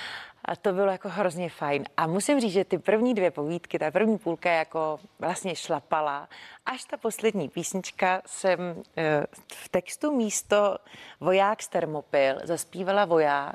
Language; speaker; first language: Czech; native; Czech